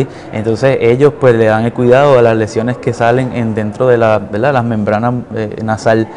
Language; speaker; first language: Spanish; native; Spanish